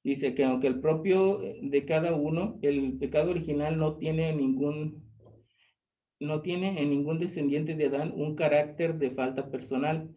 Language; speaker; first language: Spanish; early bilingual, other home language; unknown